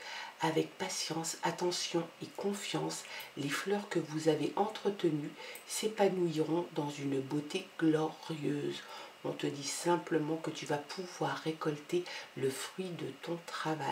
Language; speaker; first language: French; native; French